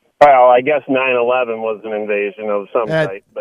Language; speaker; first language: English; native; English